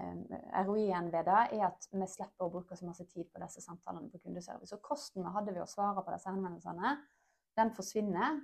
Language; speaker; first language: Norwegian; native; Norwegian